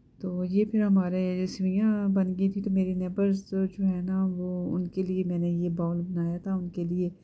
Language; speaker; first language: Urdu; native; Urdu